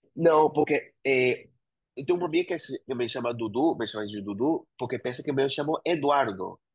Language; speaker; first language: Portuguese; non-native, fluent; Spanish